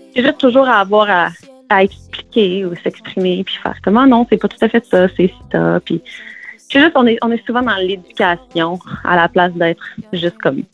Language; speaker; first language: French; native; French